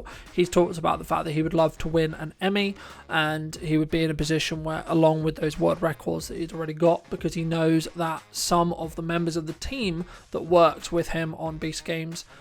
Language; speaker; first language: English; native; English